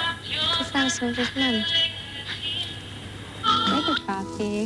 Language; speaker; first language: Greek; native; Greek